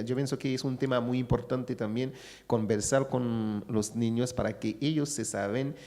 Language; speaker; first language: Spanish; non-native, fluent; Haitian Creole